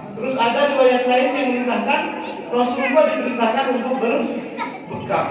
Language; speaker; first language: Indonesian; non-native, local second language; Madurese